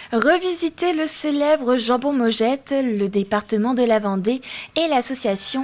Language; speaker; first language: French; native; French